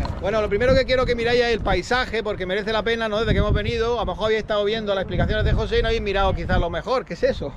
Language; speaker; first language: Spanish; native; Spanish